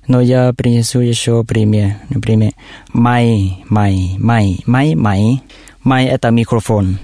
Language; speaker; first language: Russian; non-native, learner; Thai